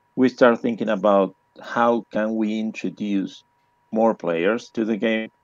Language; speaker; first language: English; non-native, learner; Spanish